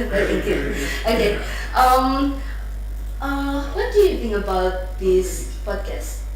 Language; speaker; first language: English; non-native, learner; Indonesian